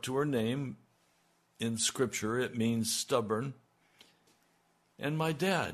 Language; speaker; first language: English; native; English